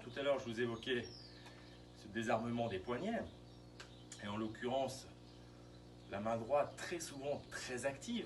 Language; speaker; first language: French; native; French